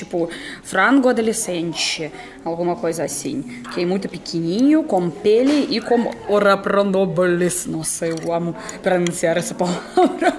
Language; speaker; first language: Portuguese; non-native, fluent; Russian